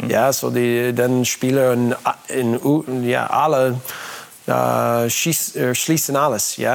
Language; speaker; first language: German; non-native, learner; English